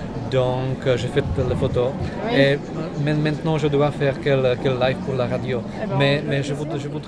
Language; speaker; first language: French; non-native, learner; Czech